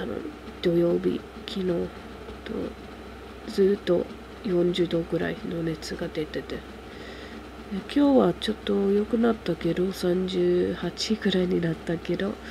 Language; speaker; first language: Japanese; non-native, fluent; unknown